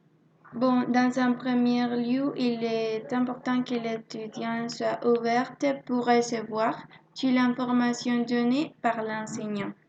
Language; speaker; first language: French; non-native, learner; Spanish